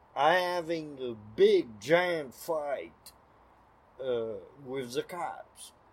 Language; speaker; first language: English; non-native, learner; French